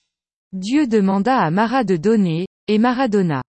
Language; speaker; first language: French; native; French